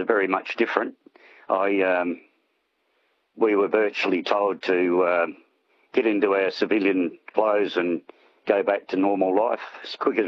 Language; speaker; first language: English; native; English